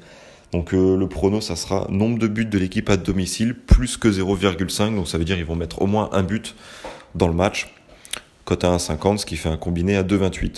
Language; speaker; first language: French; native; French